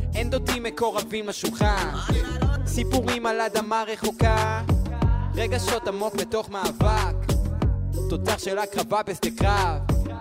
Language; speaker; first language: Hebrew; native; Hebrew